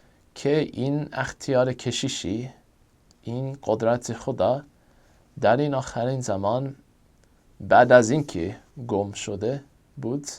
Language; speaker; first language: Persian; non-native, fluent; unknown